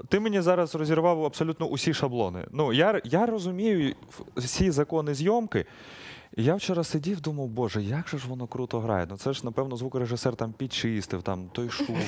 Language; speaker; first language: Ukrainian; native; Ukrainian